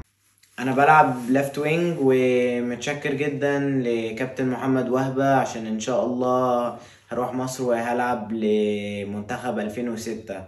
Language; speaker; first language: Arabic; early bilingual, heritage; Arabic